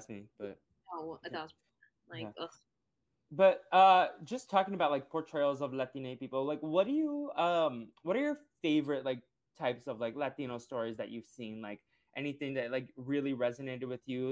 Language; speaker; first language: English; early bilingual, other home language; Portuguese